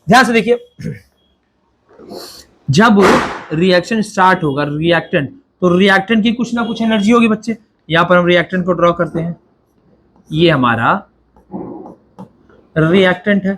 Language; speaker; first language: Hindi; native; Hindi